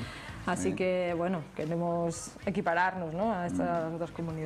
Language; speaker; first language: Spanish; native; Spanish